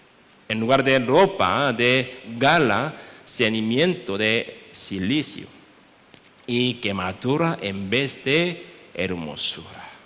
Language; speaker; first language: Spanish; non-native, learner; Korean